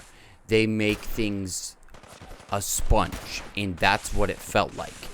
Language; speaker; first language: English; native; English